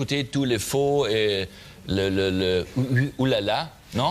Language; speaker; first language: French; non-native, learner; German